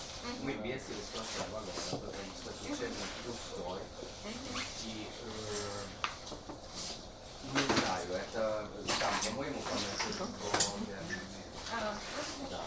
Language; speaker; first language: Russian; non-native, fluent; Italian